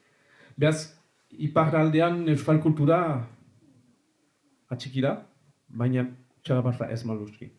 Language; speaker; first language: Basque; native; Basque